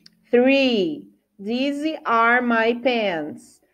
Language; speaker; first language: English; non-native, fluent; Portuguese